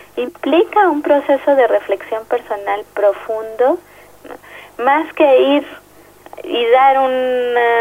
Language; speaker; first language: Spanish; native; Spanish